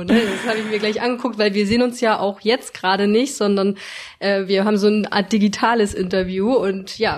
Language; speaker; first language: German; native; German